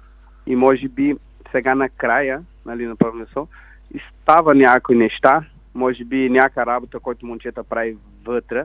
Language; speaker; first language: Bulgarian; non-native, learner; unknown